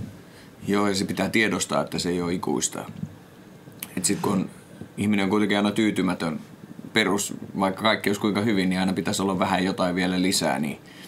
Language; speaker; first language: Finnish; native; Finnish